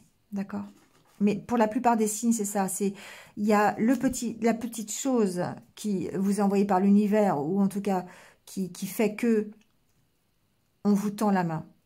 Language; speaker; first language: French; native; French